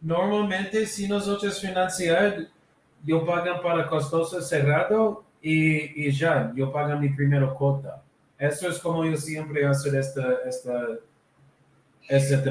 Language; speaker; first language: Spanish; non-native, learner; English